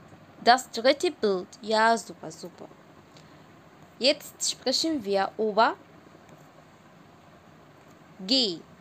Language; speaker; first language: German; non-native, fluent; Arabic